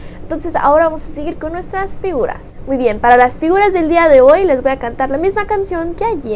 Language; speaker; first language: Spanish; early bilingual, heritage; Spanish